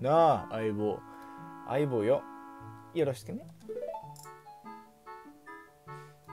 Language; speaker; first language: Japanese; non-native, learner; English